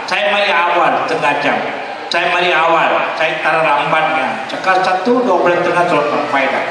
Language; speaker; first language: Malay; non-native, local second language; Tamil